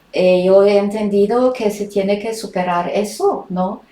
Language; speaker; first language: Spanish; non-native, fluent; German